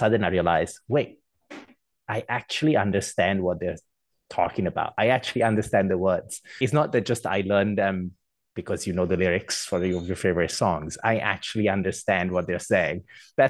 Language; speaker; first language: English; non-native, fluent; Italian